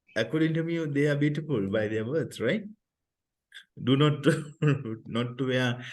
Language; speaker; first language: English; non-native, local second language; Sinhala